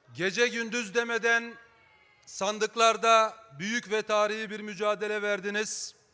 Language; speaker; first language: Turkish; native; Turkish